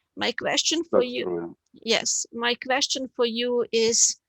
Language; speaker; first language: English; non-native, fluent; Slovenian